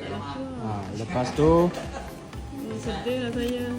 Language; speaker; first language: Malay; native; Malay